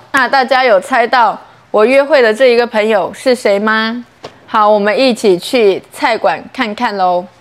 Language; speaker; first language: Chinese; native; Chinese